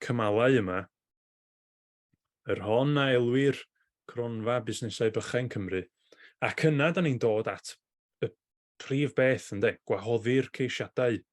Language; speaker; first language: Welsh; native; Welsh